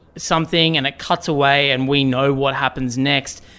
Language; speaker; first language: English; native; English